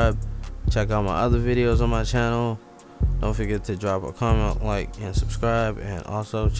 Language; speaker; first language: English; native; English